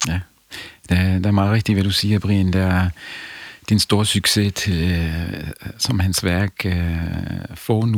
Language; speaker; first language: Danish; non-native, fluent; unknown